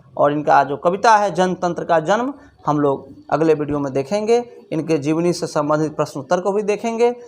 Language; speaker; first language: Hindi; native; Hindi